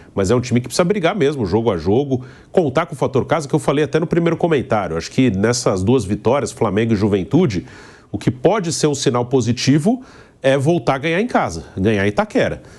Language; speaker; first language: Portuguese; native; Portuguese